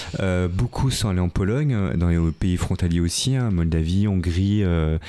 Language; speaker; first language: French; native; French